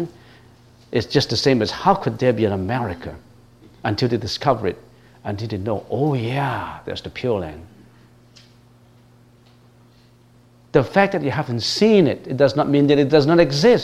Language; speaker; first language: English; non-native, local second language; Cantonese